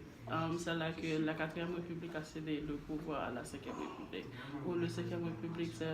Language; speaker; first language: French; non-native, learner; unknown